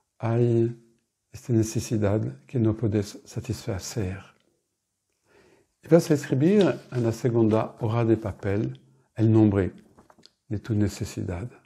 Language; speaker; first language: Spanish; non-native, fluent; French